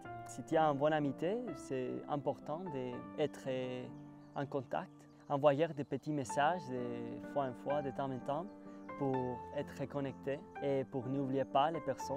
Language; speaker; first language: French; non-native, fluent; Spanish